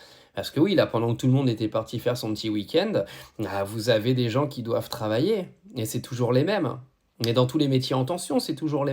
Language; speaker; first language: French; native; French